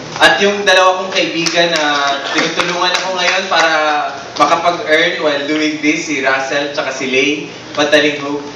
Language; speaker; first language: Filipino; non-native, local second language; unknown